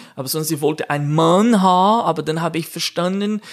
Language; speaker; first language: German; non-native, fluent; Portuguese